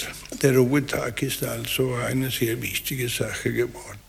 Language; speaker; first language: German; non-native, fluent; Swedish